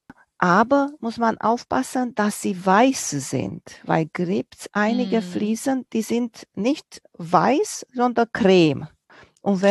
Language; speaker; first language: German; non-native, fluent; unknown